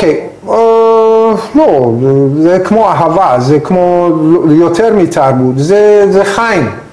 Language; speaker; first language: Hebrew; non-native, learner; Persian